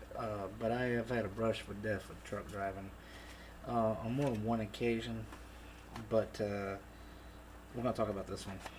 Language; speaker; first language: English; native; English